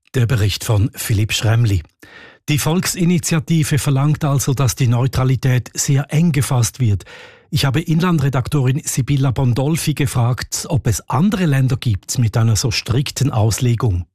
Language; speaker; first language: German; native; German